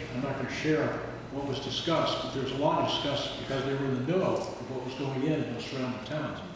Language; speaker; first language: English; native; English